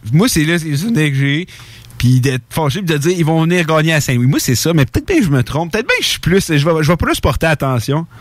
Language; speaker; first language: French; native; French